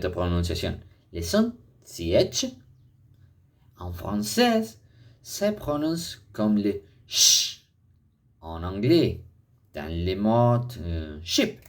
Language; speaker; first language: French; non-native, fluent; Spanish